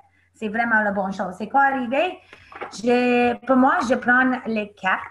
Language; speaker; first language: French; non-native, learner; English